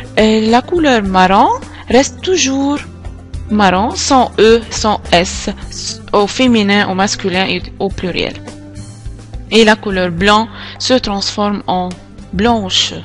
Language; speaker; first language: French; non-native, fluent; Arabic